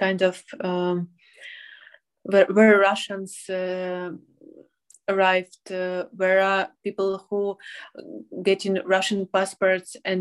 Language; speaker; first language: English; non-native, fluent; Ukrainian